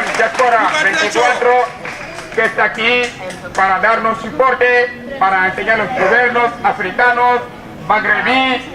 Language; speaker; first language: Spanish; non-native, fluent; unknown